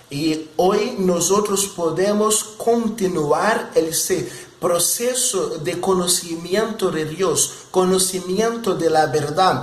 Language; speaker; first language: Spanish; non-native, fluent; Portuguese